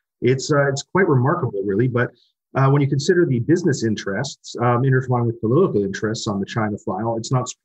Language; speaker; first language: English; native; English